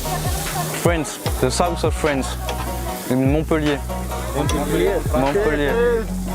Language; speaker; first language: English; non-native, learner; French